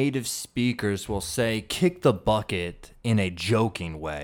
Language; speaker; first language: English; native; English